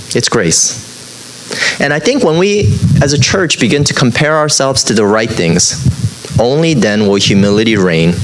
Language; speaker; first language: English; native; English